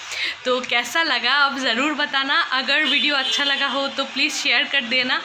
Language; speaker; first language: Hindi; non-native, local second language; Bangla